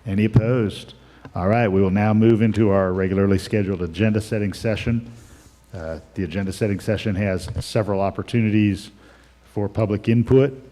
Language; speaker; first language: English; native; English